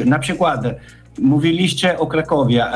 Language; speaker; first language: Polish; non-native, learner; Italian